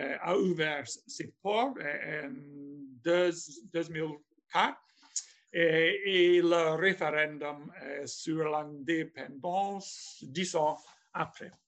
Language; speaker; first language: French; non-native, fluent; English